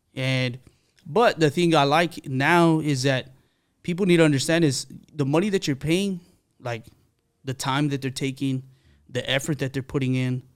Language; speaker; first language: English; early bilingual, other home language; Spanish